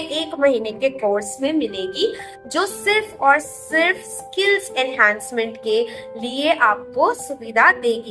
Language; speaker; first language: Hindi; non-native, local second language; Bangla